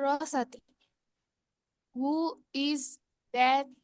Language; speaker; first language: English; non-native, learner; Bangla